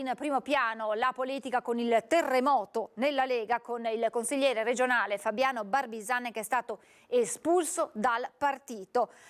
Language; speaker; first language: Italian; native; Italian